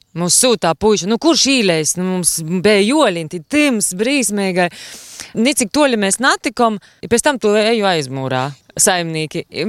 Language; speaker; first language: Latvian; native; Latvian